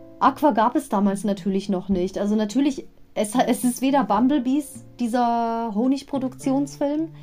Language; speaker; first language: German; native; German